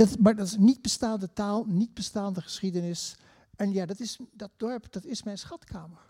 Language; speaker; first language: Dutch; native; Dutch